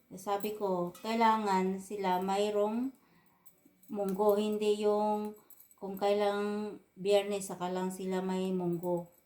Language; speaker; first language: Filipino; non-native, local second language; Cebuano